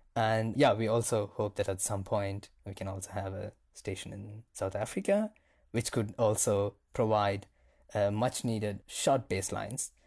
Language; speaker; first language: English; non-native, local second language; Tamil